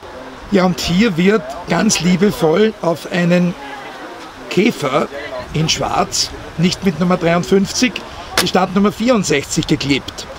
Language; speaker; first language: German; native; German